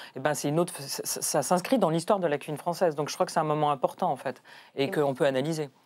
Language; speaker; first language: French; native; French